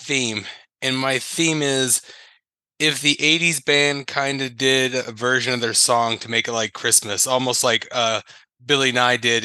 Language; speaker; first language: English; native; English